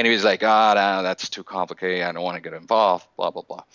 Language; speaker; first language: English; native; English